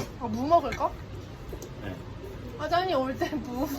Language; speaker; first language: Korean; native; Korean